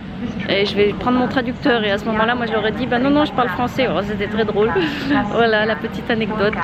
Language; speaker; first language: French; native; French